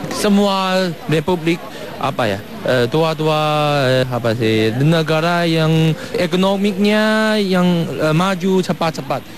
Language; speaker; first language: Indonesian; non-native, learner; Chinese